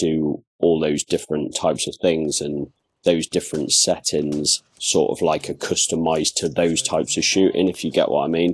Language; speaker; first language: English; native; English